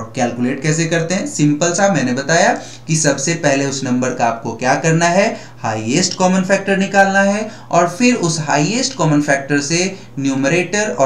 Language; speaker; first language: Hindi; native; Hindi